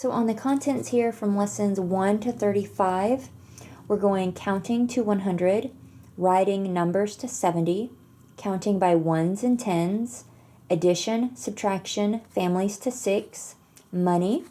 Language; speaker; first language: English; native; English